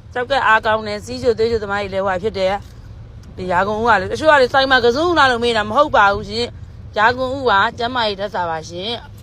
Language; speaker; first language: Burmese; non-native, local second language; Chinese